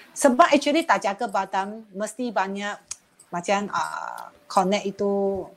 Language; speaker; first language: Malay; non-native, local second language; Chinese